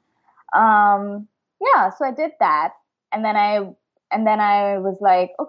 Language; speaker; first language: English; non-native, local second language; Hindi